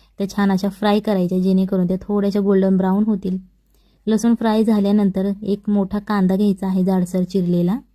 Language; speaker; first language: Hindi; non-native, local second language; Marathi